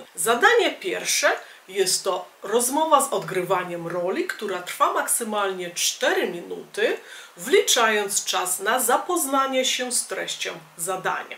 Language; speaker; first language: Polish; native; Polish